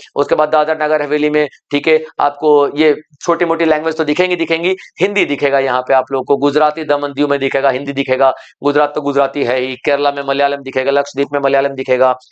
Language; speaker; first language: Hindi; native; Hindi